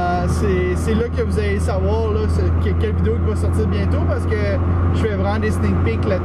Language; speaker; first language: French; native; French